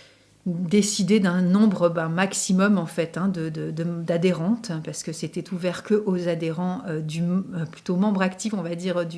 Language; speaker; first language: French; native; French